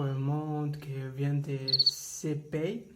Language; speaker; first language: French; non-native, learner; English